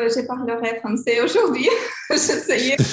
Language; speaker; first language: French; non-native, learner; Ukrainian